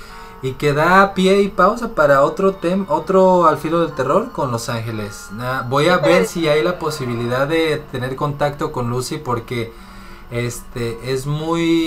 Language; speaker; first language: Spanish; native; Spanish